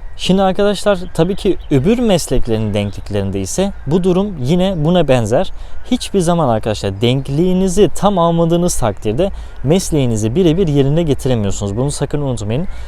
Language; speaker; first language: Turkish; early bilingual, heritage; Turkish